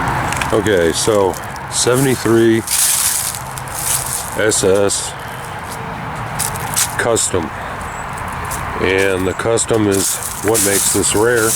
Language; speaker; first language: English; native; English